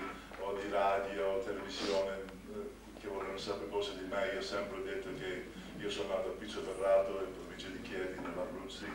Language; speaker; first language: Italian; non-native, local second language; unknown